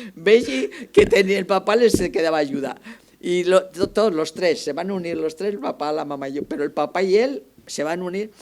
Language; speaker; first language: Spanish; non-native, local second language; Catalan